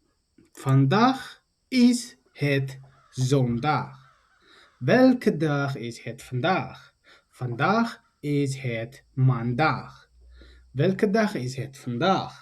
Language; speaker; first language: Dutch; non-native, fluent; Tigrinya